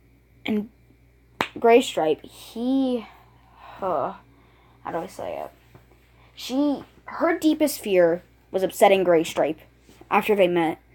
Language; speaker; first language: English; native; English